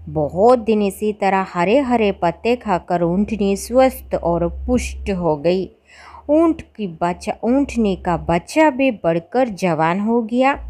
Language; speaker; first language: Hindi; non-native, local second language; Malayalam